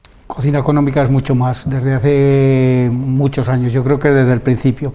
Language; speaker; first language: Spanish; native; Spanish